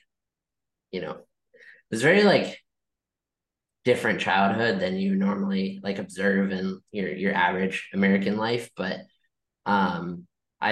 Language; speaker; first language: English; native; English